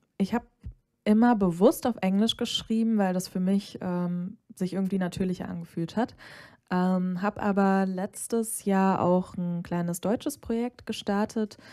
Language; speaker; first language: German; native; German